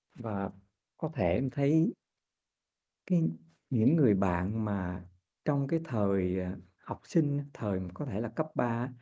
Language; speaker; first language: Vietnamese; native; Vietnamese